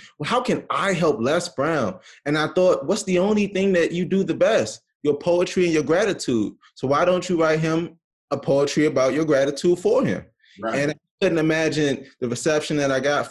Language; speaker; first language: English; native; English